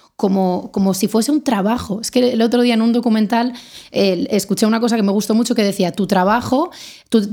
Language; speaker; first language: Spanish; native; Spanish